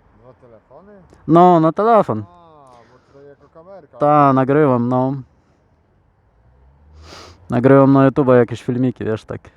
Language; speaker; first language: Polish; non-native, fluent; Ukrainian